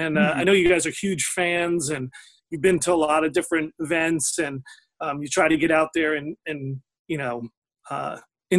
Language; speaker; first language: English; native; English